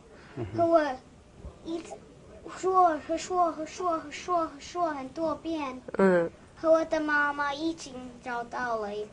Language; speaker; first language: Chinese; non-native, learner; English